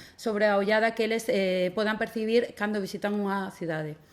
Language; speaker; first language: Galician; non-native, local second language; Spanish